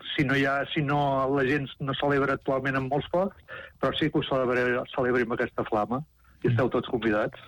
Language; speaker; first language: Catalan; native; Catalan